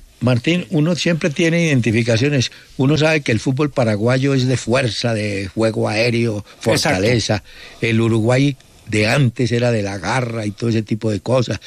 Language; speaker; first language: Spanish; native; Spanish